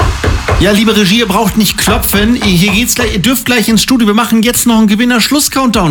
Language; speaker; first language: German; native; German